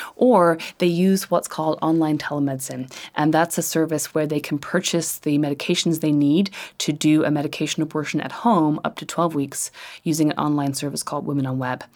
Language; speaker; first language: English; native; English